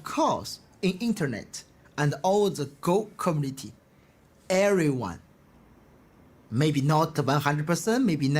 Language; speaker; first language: English; non-native, learner; Chinese